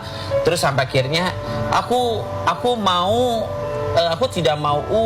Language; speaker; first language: Indonesian; native; Indonesian